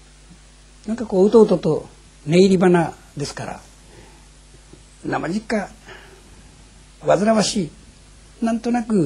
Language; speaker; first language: Japanese; native; Japanese